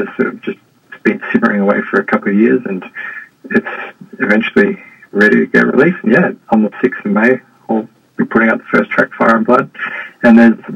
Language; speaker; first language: English; native; English